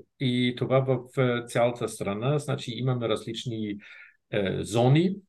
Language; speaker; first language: Bulgarian; non-native, fluent; German